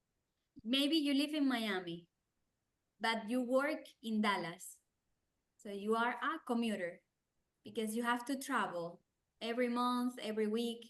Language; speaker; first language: English; non-native, fluent; Spanish